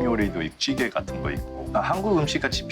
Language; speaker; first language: Korean; early bilingual, heritage; English